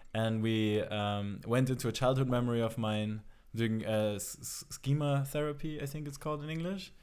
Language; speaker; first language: English; non-native, fluent; German